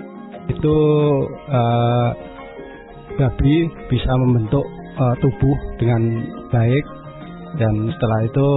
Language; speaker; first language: Indonesian; non-native, local second language; Javanese